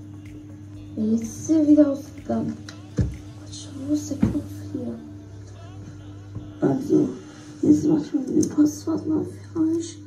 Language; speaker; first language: German; early bilingual, other home language; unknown